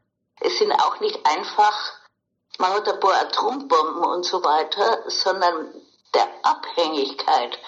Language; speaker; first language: German; native; German